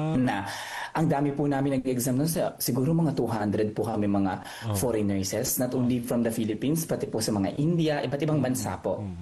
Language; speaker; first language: Filipino; native; Filipino